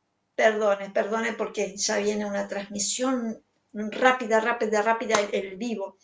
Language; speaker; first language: Spanish; native; Spanish